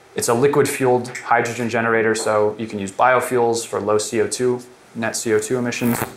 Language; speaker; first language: English; native; English